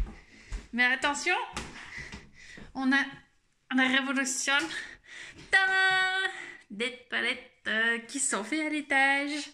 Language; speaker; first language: French; native; French